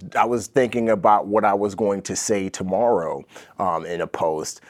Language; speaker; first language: English; native; English